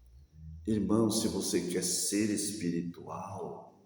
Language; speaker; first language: Portuguese; native; Portuguese